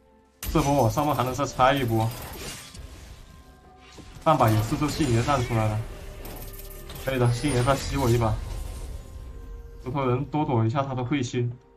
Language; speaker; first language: Chinese; native; Chinese